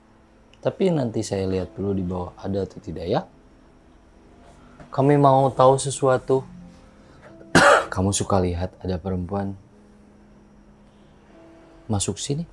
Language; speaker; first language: Indonesian; non-native, local second language; Sundanese